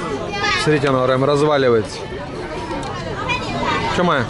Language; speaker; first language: Russian; native; Russian